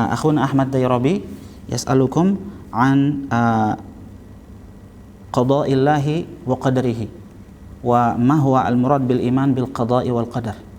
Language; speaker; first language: Arabic; non-native, fluent; Indonesian